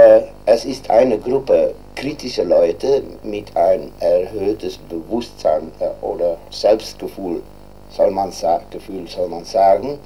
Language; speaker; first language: German; non-native, learner; Dutch